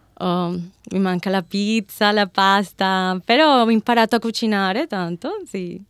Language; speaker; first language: Italian; non-native, fluent; Spanish